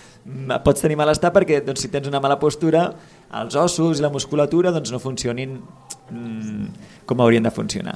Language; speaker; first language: Catalan; native; Catalan